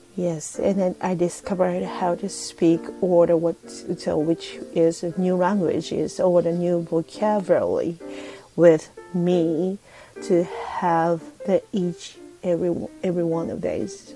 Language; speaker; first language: English; non-native, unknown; Japanese